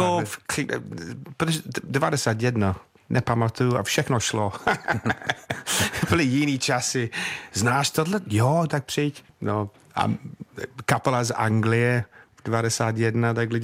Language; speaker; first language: Czech; non-native, fluent; English